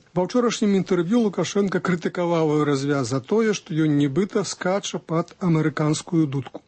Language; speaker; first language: Belarusian; native; Belarusian